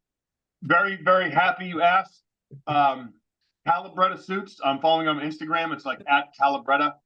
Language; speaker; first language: English; native; English